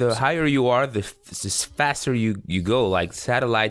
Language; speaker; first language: English; non-native, fluent; French